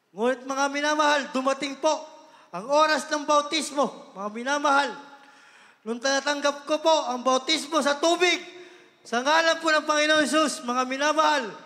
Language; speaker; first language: Filipino; native; Filipino